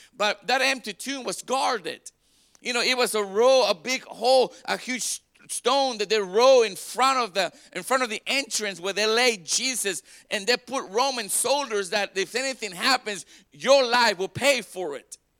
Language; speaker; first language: English; native; English